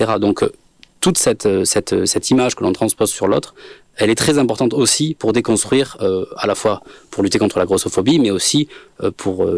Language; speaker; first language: French; native; French